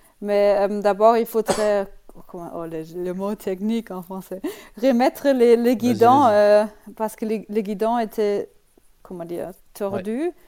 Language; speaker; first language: French; non-native, learner; German